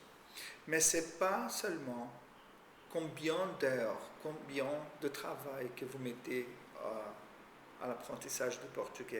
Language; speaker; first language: French; non-native, fluent; Portuguese